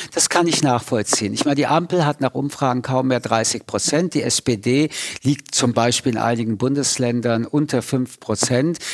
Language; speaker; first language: German; early bilingual, other home language; French